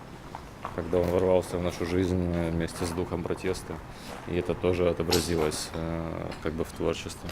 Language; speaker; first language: Russian; native; Russian